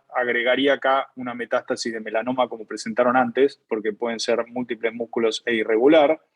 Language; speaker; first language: Spanish; native; Spanish